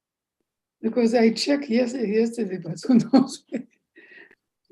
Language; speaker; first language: English; non-native, fluent; Russian